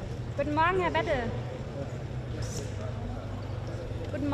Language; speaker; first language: German; native; German